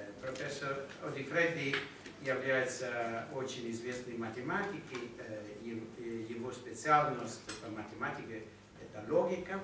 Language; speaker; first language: Russian; non-native, fluent; Italian